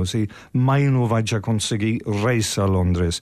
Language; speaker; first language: Catalan; non-native, fluent; English